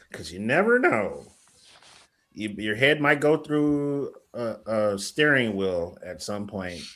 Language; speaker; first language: English; native; English